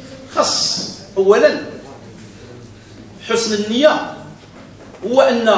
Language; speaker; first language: Arabic; native; Arabic